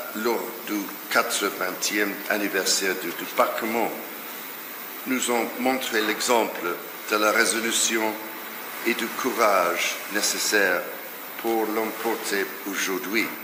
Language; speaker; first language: French; non-native, fluent; English